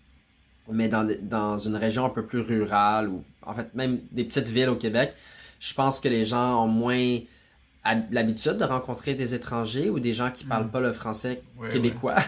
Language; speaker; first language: French; native; French